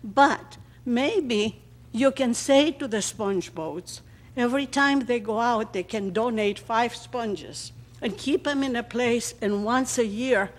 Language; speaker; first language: English; non-native, fluent; Greek